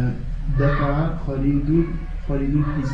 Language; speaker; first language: Arabic; non-native, learner; French